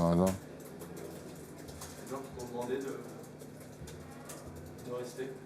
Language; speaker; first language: French; native; French